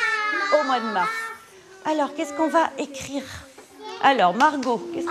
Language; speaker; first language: French; native; French